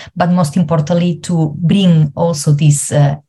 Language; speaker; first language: English; non-native, fluent; Spanish